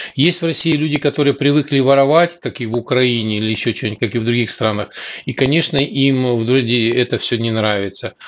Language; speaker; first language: Russian; native; Russian